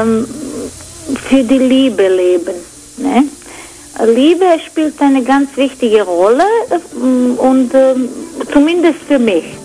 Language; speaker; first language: German; non-native, fluent; Croatian